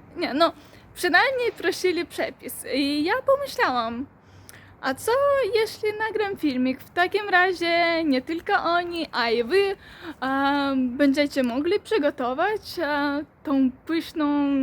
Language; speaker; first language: Polish; non-native, fluent; Ukrainian